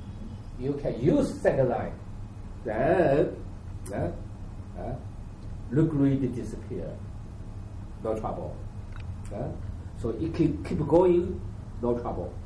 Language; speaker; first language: English; non-native, learner; Chinese